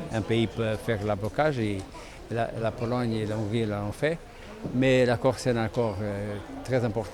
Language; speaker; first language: French; non-native, fluent; Spanish